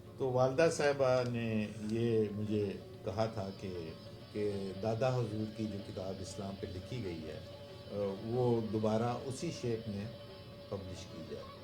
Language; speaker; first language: Urdu; non-native, local second language; Punjabi